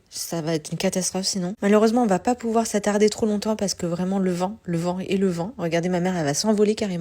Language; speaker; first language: French; native; French